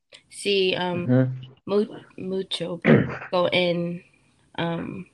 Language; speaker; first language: Spanish; non-native, learner; English